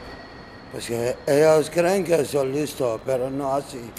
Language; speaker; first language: Spanish; non-native, learner; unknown